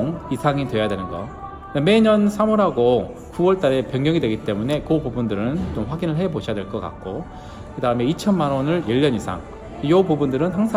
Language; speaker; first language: Korean; native; Korean